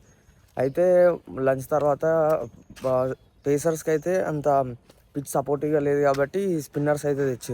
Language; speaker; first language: Telugu; native; Telugu